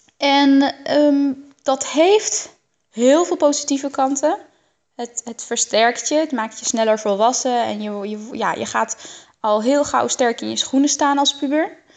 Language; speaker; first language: Dutch; early bilingual, other home language; Arabic